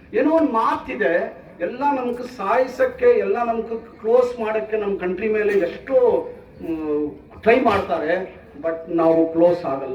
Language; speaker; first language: Kannada; non-native, fluent; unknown